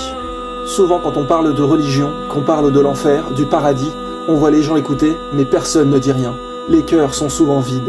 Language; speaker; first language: French; native; French